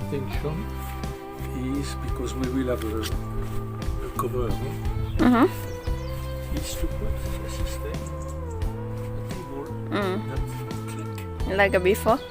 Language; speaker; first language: English; non-native, fluent; French